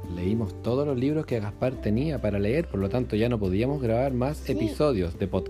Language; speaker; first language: Spanish; native; Spanish